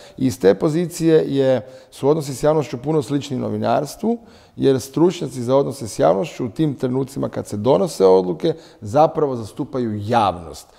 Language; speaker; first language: Croatian; native; Croatian